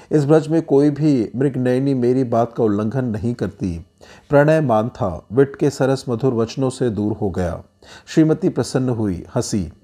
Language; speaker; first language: Hindi; native; Hindi